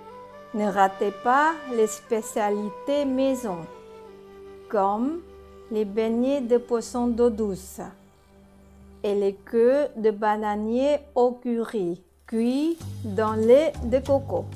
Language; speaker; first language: French; non-native, fluent; Thai